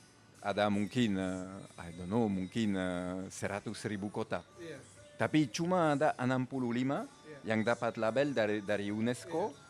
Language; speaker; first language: Indonesian; non-native, fluent; French